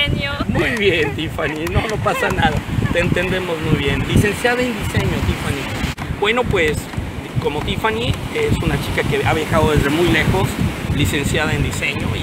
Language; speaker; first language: Spanish; native; Spanish